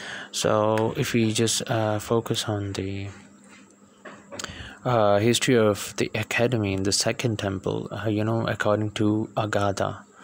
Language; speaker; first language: English; non-native, local second language; Punjabi